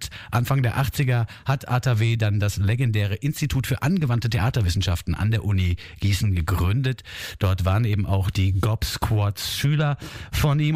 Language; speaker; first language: German; native; German